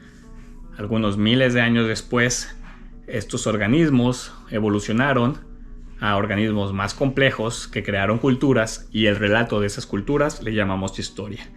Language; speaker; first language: Spanish; native; Spanish